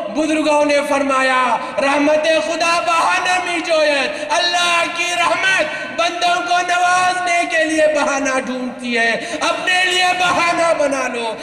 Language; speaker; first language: Urdu; native; Urdu